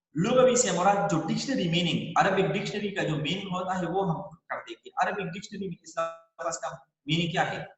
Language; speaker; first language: Urdu; non-native, local second language; Pashto